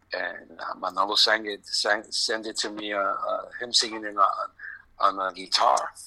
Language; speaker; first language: English; native; English